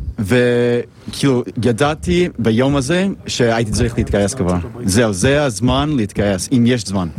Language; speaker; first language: Hebrew; non-native, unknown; English